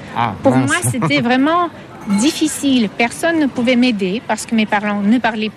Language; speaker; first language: French; non-native, fluent; Russian